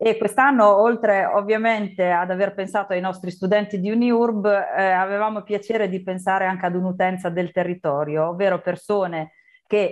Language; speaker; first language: Italian; native; Italian